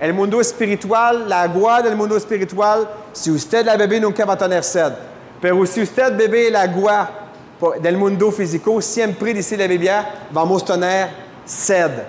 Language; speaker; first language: Spanish; non-native, fluent; French